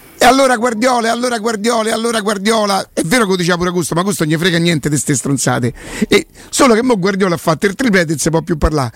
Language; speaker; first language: Italian; native; Italian